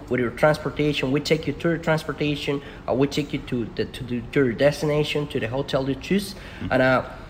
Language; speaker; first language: English; non-native, fluent; Spanish